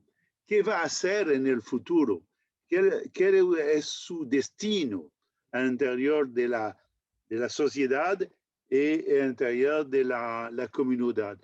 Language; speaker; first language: Spanish; non-native, fluent; French